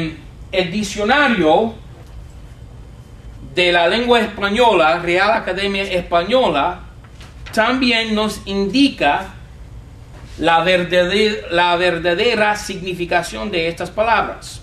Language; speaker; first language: Spanish; non-native, fluent; English